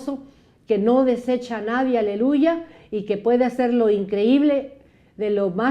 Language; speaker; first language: Spanish; native; Spanish